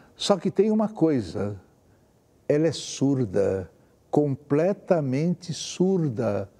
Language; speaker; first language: Portuguese; native; Portuguese